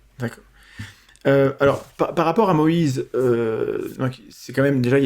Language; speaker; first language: French; native; French